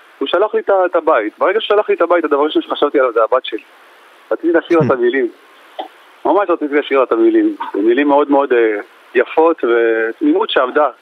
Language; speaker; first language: Hebrew; early bilingual, other home language; Amharic